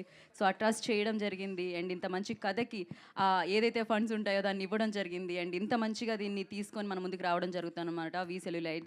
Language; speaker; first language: Telugu; native; Telugu